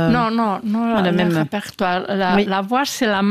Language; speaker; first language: French; non-native, learner; Spanish